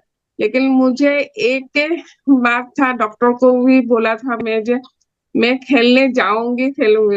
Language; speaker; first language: Hindi; non-native, local second language; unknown